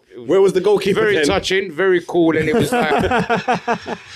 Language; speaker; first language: English; native; English